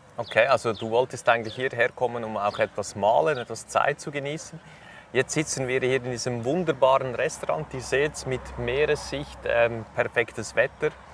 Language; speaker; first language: German; native; German